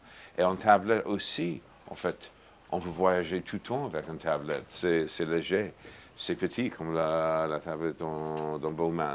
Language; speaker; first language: French; non-native, fluent; English